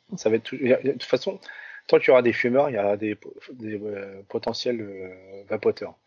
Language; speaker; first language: French; early bilingual, other home language; Vietnamese